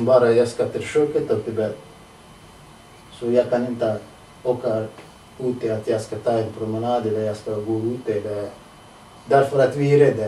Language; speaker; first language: Swedish; non-native, learner; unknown